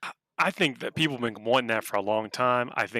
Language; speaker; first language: English; native; English